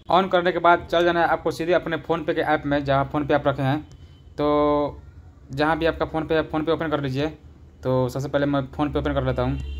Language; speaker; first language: Hindi; native; Hindi